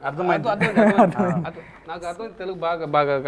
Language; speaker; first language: Telugu; non-native, learner; Tamil